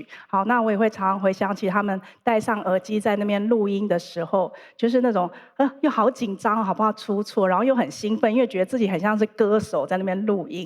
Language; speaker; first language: Chinese; native; Chinese